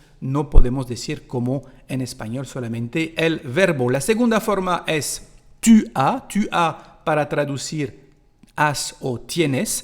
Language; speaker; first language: Spanish; non-native, fluent; French